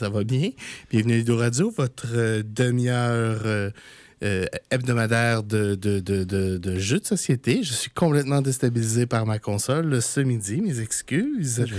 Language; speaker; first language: French; native; French